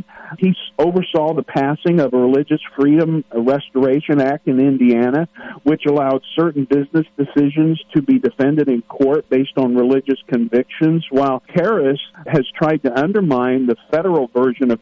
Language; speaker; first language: English; native; English